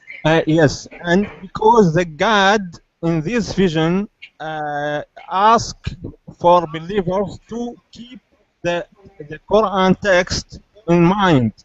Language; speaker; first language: English; non-native, learner; Arabic